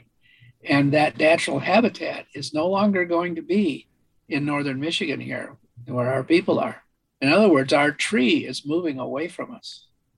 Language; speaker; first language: English; native; English